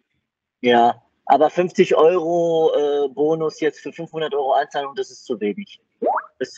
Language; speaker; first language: German; native; German